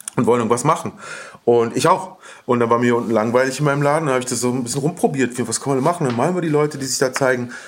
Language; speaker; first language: German; native; German